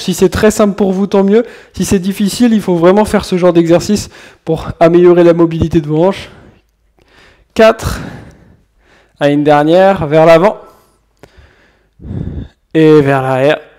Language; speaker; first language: French; native; French